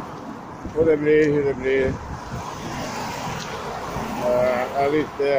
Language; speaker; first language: Swedish; non-native, learner; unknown